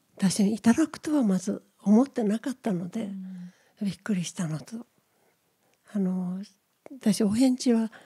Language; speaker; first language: Japanese; native; Japanese